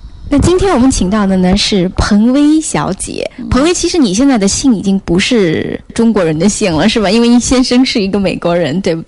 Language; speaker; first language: Chinese; native; Chinese